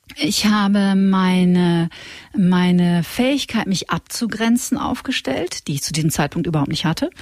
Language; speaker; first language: German; native; German